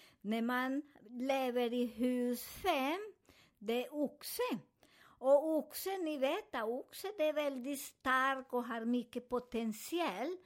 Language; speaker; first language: Swedish; non-native, fluent; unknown